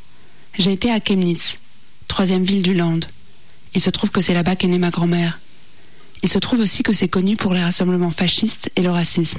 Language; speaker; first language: French; native; French